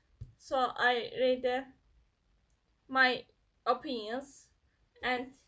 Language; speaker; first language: English; non-native, learner; Turkish